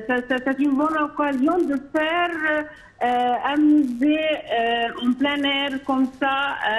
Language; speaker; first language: French; non-native, fluent; Arabic